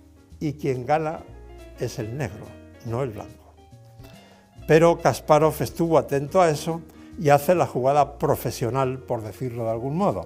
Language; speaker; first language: Spanish; native; Spanish